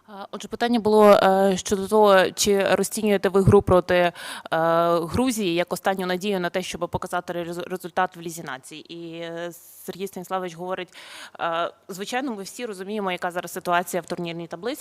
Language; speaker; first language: Ukrainian; native; Ukrainian